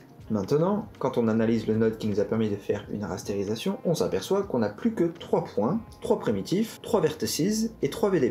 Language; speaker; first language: French; native; French